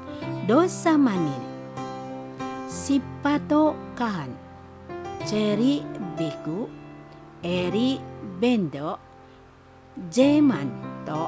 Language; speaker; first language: Japanese; non-native, fluent; Indonesian